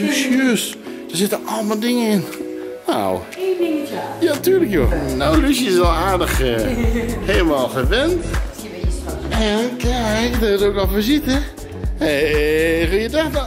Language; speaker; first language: Dutch; native; Dutch